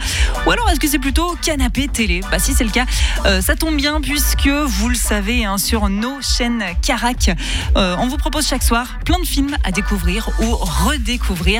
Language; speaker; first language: French; native; French